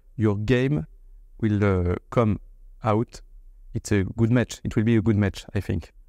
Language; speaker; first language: English; non-native, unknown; French